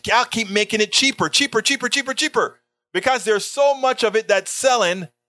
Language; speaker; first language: English; non-native, fluent; Spanish